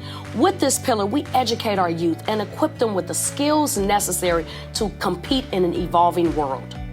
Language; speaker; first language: English; native; English